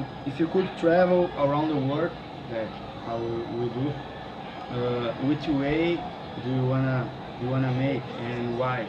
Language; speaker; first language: English; non-native, learner; Portuguese